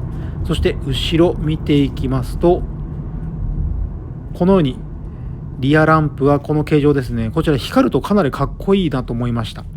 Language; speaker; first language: Japanese; native; Japanese